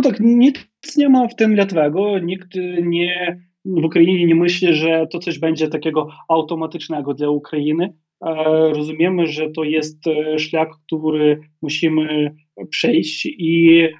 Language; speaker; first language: Polish; non-native, fluent; Ukrainian